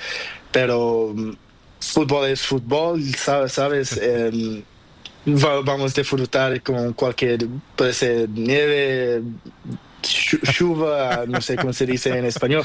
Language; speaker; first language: Spanish; non-native, learner; Portuguese